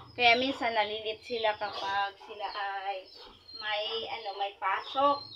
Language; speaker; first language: Filipino; non-native, local second language; Masbatenyo